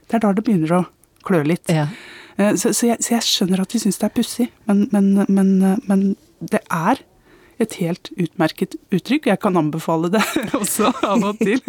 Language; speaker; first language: Norwegian; native; Norwegian